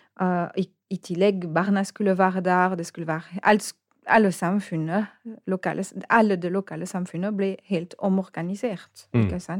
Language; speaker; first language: Norwegian; non-native, fluent; French